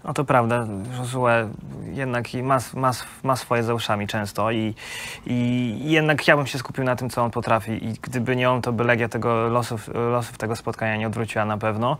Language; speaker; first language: Polish; native; Polish